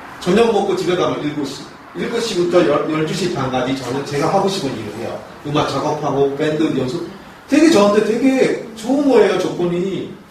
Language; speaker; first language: Korean; non-native, fluent; Burmese